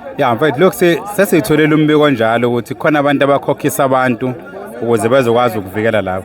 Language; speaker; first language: Zulu; native; Zulu